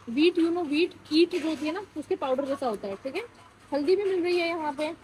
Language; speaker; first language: Hindi; non-native, local second language; Marathi